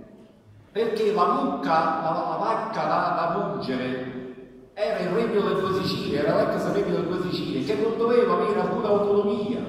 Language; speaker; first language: Italian; native; Italian